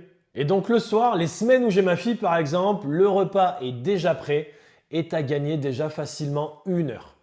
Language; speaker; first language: French; native; French